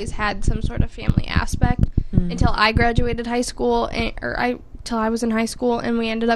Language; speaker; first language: English; native; English